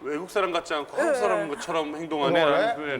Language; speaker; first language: Korean; native; Korean